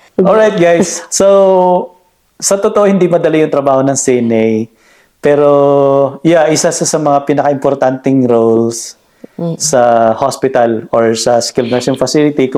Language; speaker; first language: Filipino; native; Filipino